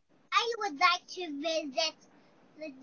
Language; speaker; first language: English; non-native, learner; Chinese